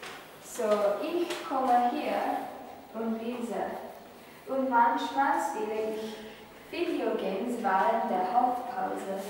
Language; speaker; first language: German; non-native, learner; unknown